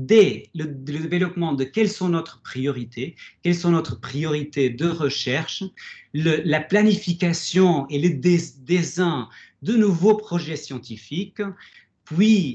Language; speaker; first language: French; non-native, fluent; Portuguese